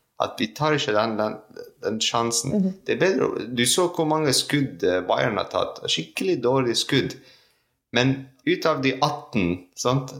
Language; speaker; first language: Norwegian; non-native, fluent; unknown